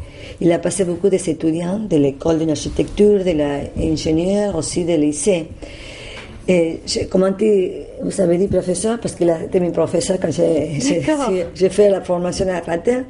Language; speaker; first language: French; non-native, learner; Spanish